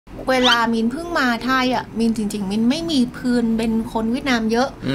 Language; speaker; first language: Thai; non-native, fluent; Vietnamese